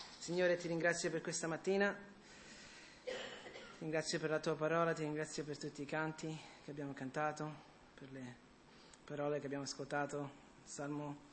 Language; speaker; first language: Italian; early bilingual, other home language; English